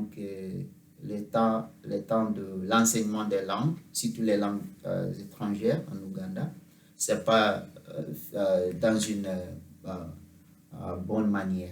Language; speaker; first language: French; non-native, fluent; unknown